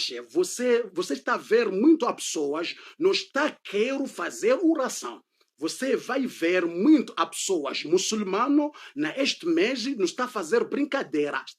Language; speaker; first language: Portuguese; non-native, learner; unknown